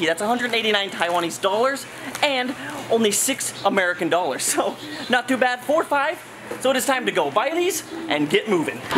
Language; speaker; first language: English; native; English